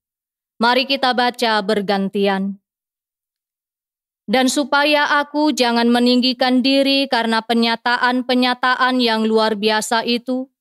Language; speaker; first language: Indonesian; native; Indonesian